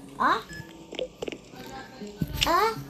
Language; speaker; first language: French; early bilingual, other home language; Portuguese